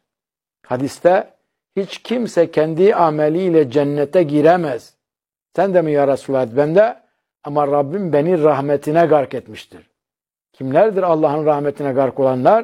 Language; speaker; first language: Turkish; native; Turkish